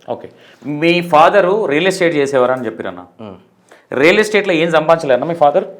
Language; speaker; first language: Telugu; native; Telugu